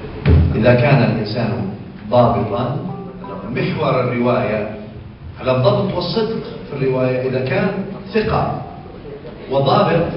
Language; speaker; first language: Arabic; native; Arabic